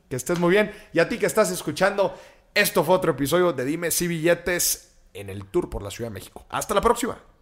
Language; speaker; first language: Spanish; native; Spanish